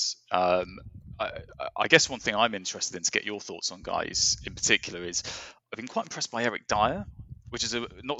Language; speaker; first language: English; native; English